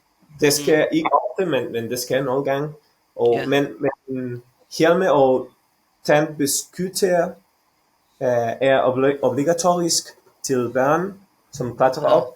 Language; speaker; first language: Danish; non-native, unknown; Catalan